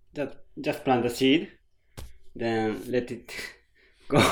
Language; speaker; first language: English; non-native, learner; Japanese